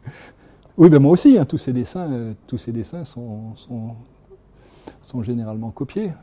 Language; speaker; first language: French; native; French